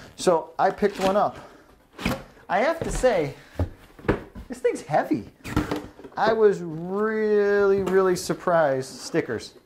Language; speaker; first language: English; native; English